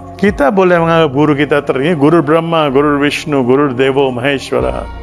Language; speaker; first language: Indonesian; early bilingual, other home language; Sindhi